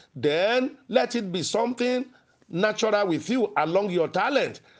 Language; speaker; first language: English; non-native, local second language; Yoruba